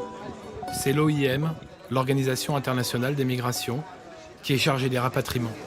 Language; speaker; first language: French; native; French